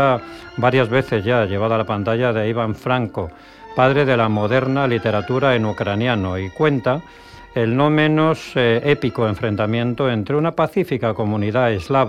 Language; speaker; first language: Spanish; native; Spanish